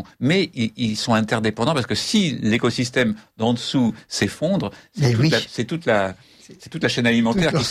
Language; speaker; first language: French; native; French